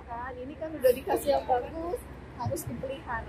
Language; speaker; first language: Indonesian; native; Indonesian